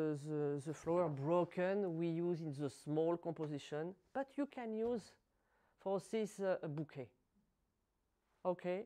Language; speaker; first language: English; non-native, learner; French